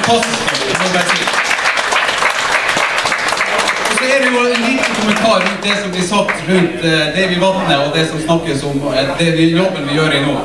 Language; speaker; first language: Norwegian; native; Norwegian